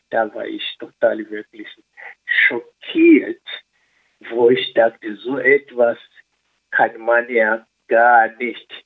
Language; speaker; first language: German; non-native, learner; Swahili